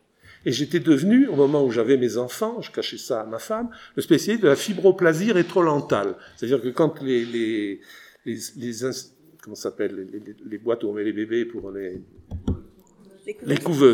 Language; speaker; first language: French; native; French